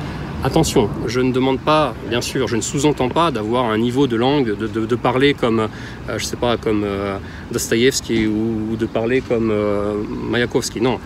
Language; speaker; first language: French; native; French